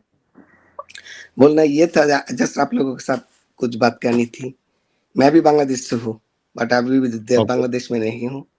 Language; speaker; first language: Hindi; non-native, learner; Bangla